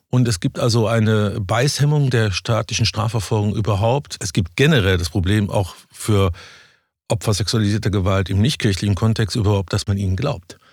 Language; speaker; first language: German; native; German